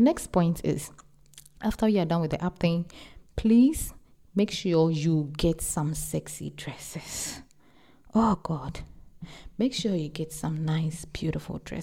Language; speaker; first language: English; non-native, local second language; Akan